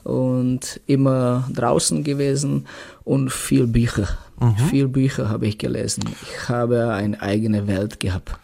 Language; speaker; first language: German; non-native, fluent; Czech